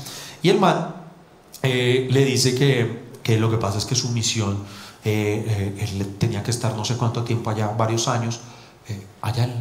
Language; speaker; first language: Spanish; native; Spanish